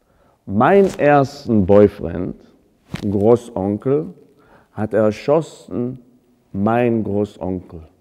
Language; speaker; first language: German; non-native, fluent; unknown